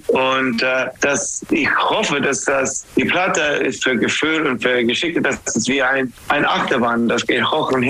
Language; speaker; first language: German; non-native, fluent; English